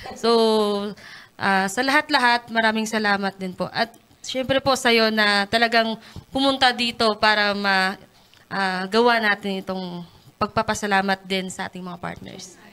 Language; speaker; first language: Filipino; non-native, local second language; Hiligaynon